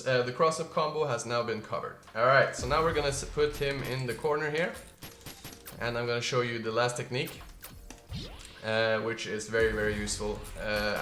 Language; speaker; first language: English; non-native, fluent; Norwegian